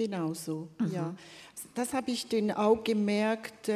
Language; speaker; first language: German; non-native, fluent; Malagasy